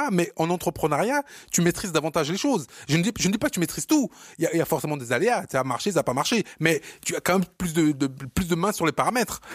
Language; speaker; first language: French; early bilingual, other home language; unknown